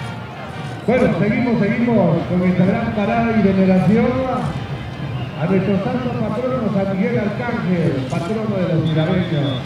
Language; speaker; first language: Spanish; native; Spanish